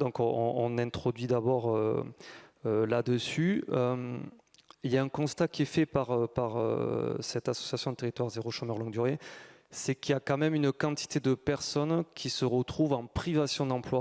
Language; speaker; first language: French; native; French